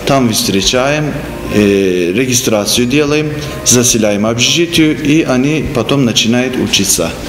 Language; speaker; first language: Russian; non-native, fluent; Turkish